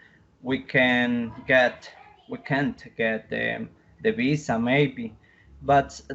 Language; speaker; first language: English; non-native, learner; Spanish